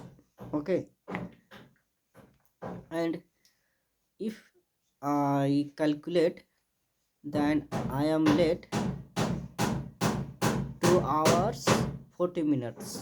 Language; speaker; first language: English; non-native, learner; Hindi